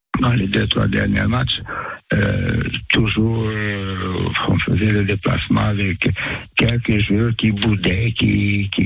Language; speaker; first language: French; non-native, fluent; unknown